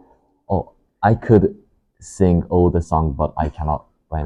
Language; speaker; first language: English; non-native, learner; Japanese